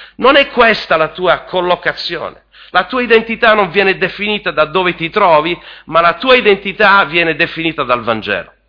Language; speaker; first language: Italian; native; Italian